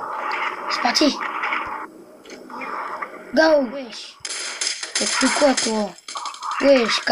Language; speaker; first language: French; native; French